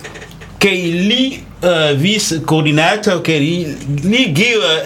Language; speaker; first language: Danish; non-native, fluent; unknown